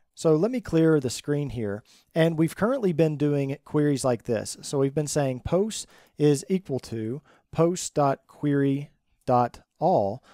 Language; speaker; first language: English; native; English